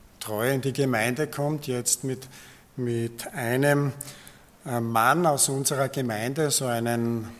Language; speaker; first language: German; native; German